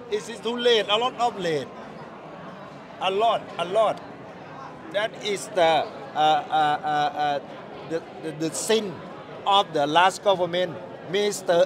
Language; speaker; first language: English; non-native, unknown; Thai